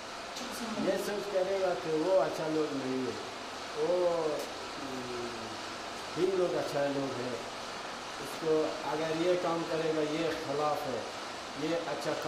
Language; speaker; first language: Hindi; non-native, learner; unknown